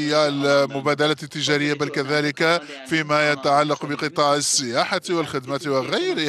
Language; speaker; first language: Arabic; non-native, fluent; Turkish